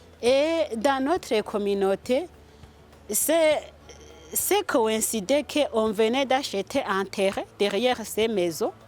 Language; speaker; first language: French; non-native, local second language; Rundi